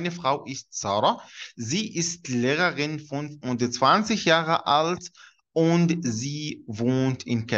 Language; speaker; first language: German; non-native, fluent; Arabic